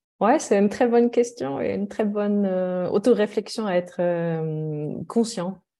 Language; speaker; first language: French; non-native, fluent; German